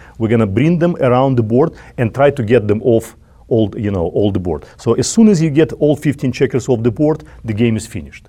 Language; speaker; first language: English; non-native, fluent; Russian